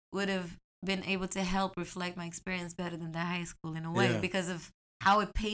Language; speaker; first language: English; non-native, fluent; Arabic